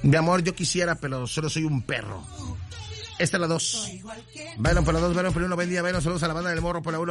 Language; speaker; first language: Spanish; native; Spanish